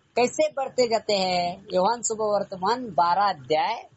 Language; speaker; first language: Hindi; non-native, local second language; Kannada